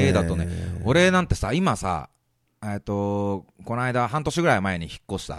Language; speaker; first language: Japanese; native; Japanese